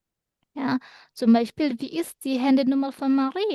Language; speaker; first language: German; non-native, fluent; Indonesian